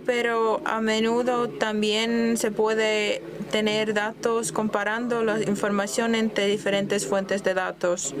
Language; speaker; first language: Spanish; non-native, fluent; German